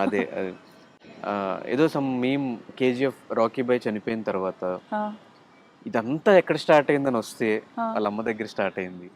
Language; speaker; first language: Telugu; native; Telugu